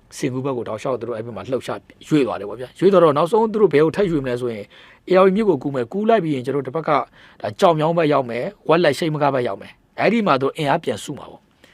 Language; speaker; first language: Burmese; native; Burmese